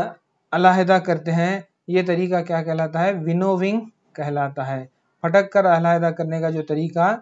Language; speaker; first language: Urdu; native; Urdu